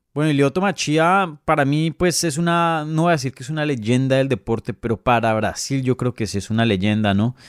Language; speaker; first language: Spanish; native; Spanish